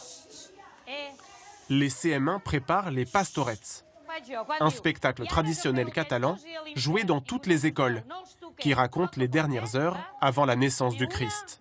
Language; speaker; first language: French; native; French